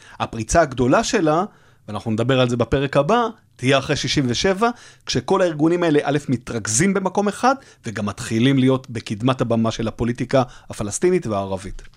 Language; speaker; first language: Hebrew; native; Hebrew